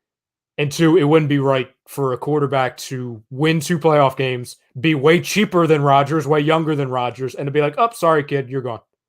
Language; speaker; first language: English; native; English